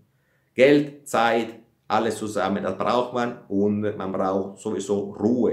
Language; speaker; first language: German; non-native, fluent; Italian